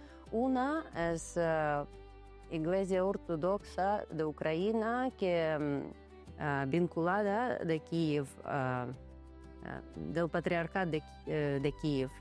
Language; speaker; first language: Catalan; non-native, learner; Ukrainian